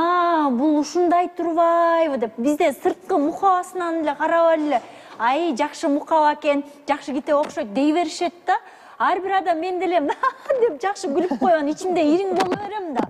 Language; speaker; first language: Kyrgyz; native; Kyrgyz